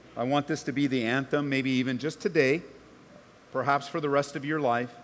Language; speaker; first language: English; native; English